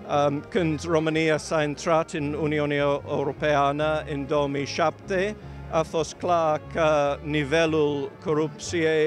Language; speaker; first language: Romanian; non-native, learner; English